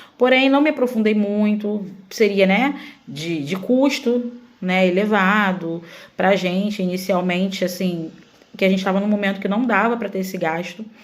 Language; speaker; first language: Portuguese; native; Portuguese